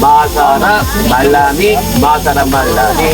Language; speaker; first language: Filipino; non-native, learner; Korean